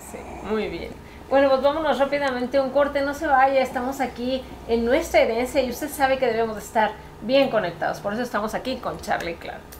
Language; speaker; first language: Spanish; native; Spanish